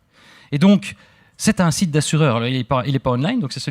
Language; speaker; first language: French; native; French